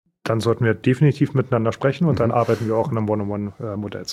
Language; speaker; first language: German; native; German